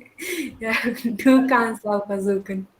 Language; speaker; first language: German; non-native, learner; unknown